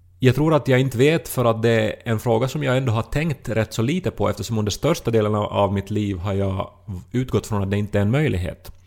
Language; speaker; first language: Swedish; native; Swedish